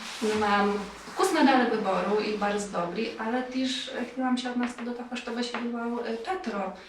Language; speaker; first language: Polish; non-native, local second language; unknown